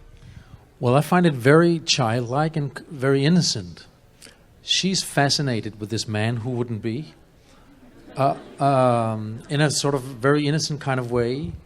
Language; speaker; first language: English; non-native, fluent; Danish